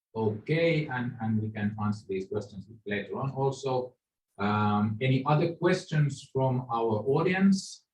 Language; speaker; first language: English; non-native, fluent; Finnish